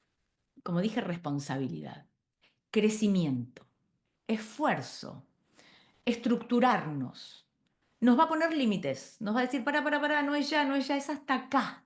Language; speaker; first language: Spanish; native; Spanish